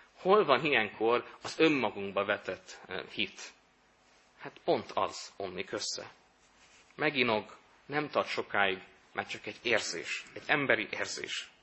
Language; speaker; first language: Hungarian; native; Hungarian